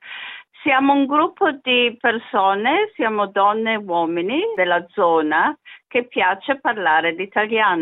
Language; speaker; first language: Italian; early bilingual, other home language; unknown